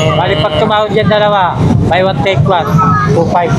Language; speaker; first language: Filipino; native; Filipino